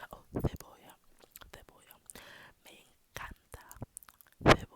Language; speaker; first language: Spanish; non-native, learner; English